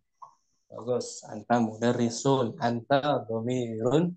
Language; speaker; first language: Arabic; non-native, fluent; Indonesian